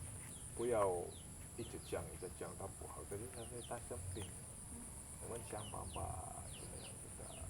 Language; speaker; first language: Chinese; non-native, learner; Indonesian